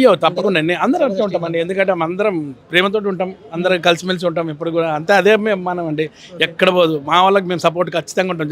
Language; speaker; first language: Telugu; native; Telugu